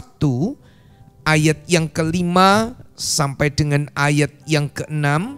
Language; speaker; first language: Indonesian; native; Indonesian